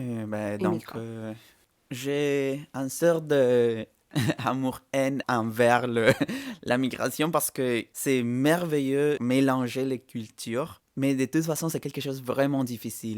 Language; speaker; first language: French; non-native, fluent; Spanish